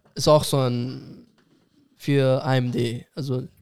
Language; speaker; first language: German; early bilingual, other home language; Persian